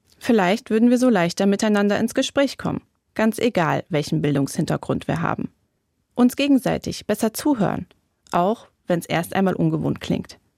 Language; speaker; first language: German; native; German